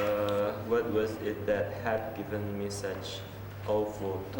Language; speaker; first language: English; non-native, learner; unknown